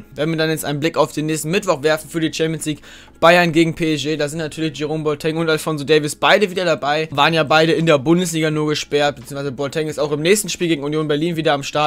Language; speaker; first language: German; native; German